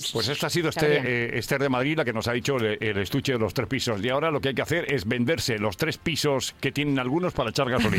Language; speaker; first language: Spanish; native; Spanish